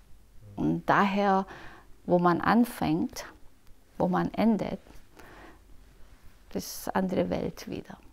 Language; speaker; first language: German; non-native, fluent; Korean